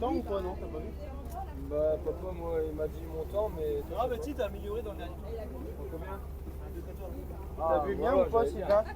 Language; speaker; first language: French; native; French